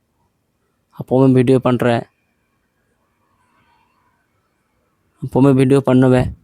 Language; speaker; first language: Tamil; non-native, learner; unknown